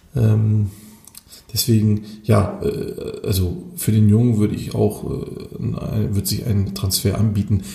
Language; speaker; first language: German; early bilingual, other home language; Turkish